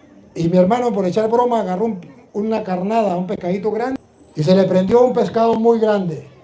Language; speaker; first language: Spanish; native; Spanish